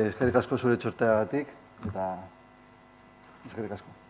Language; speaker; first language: Basque; non-native, local second language; Spanish